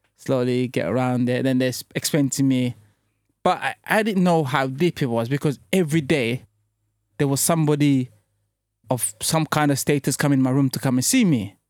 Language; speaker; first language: English; early bilingual, other home language; French